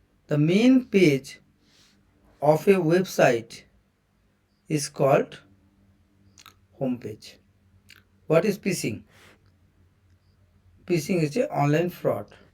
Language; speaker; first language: English; non-native, local second language; Bangla